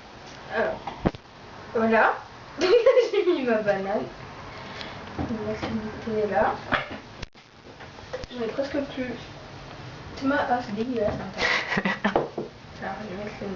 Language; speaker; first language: French; native; French